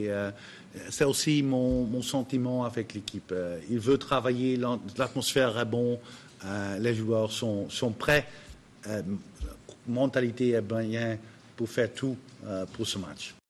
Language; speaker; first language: French; non-native, fluent; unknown